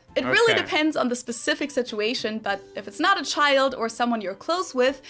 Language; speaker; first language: English; non-native, fluent; German